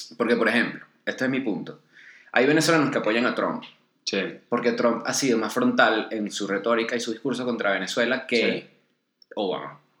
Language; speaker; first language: Spanish; native; Spanish